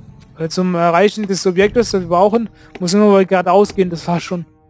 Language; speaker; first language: German; native; German